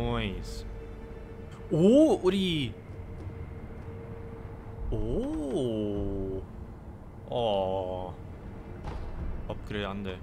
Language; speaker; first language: Korean; non-native, fluent; German